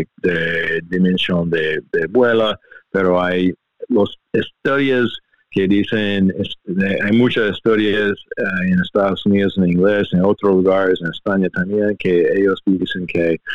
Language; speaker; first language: Spanish; non-native, learner; English